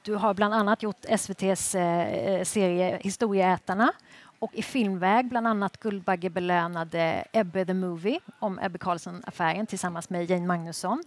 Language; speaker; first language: Swedish; native; Swedish